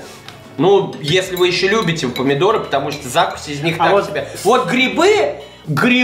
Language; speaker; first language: Russian; native; Russian